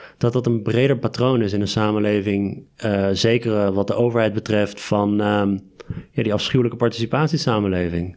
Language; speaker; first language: Dutch; native; Dutch